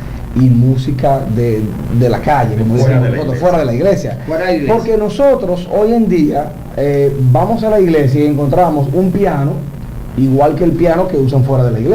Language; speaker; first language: Spanish; native; Spanish